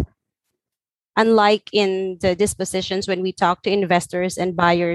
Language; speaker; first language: English; non-native, local second language; Filipino